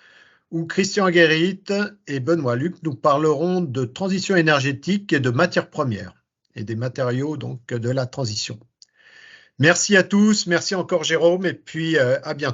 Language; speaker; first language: French; native; French